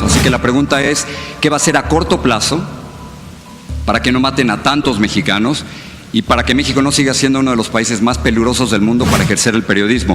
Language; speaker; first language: Spanish; native; Spanish